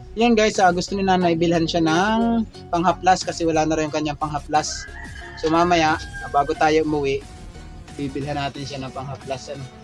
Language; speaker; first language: Filipino; native; Filipino